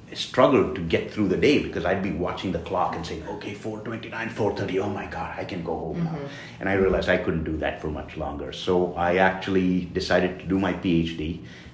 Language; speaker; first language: English; non-native, local second language; Tamil